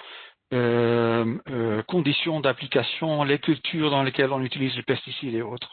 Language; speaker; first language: French; non-native, fluent; Dutch